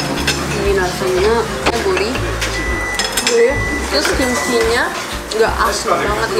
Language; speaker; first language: Indonesian; non-native, learner; Korean